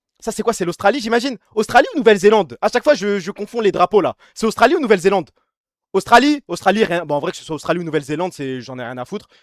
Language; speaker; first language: French; early bilingual, other home language; Arabic